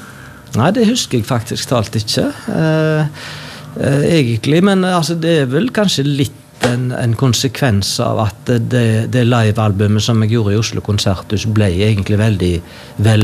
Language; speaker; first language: Norwegian; native; Norwegian